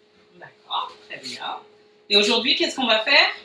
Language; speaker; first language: French; native; French